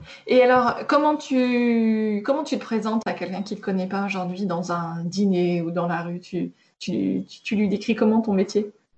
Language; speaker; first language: French; native; French